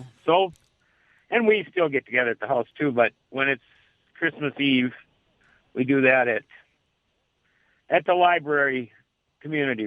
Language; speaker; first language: English; native; English